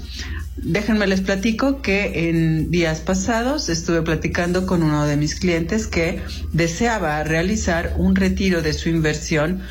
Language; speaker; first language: Spanish; native; Spanish